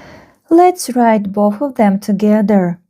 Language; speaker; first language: English; non-native, fluent; Russian